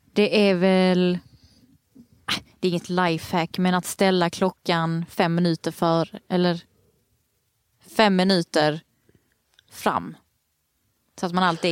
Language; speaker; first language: Swedish; native; Swedish